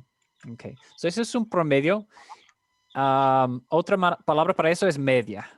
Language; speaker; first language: Spanish; non-native, fluent; English